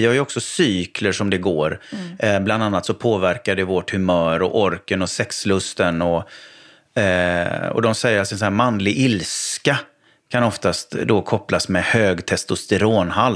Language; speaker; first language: Swedish; native; Swedish